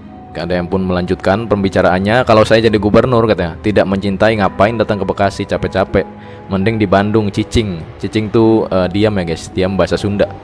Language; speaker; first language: Indonesian; native; Indonesian